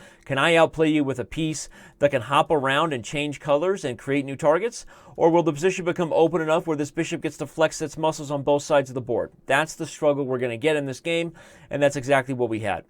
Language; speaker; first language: English; native; English